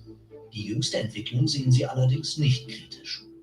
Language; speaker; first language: German; native; German